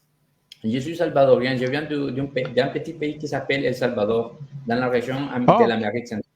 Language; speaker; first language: French; non-native, fluent; Spanish